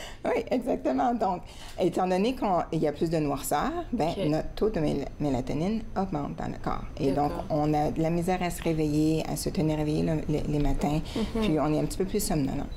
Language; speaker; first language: French; native; French